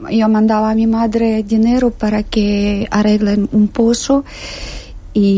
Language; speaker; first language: Spanish; non-native, learner; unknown